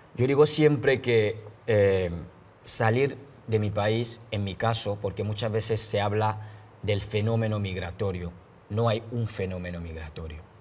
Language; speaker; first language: Spanish; non-native, fluent; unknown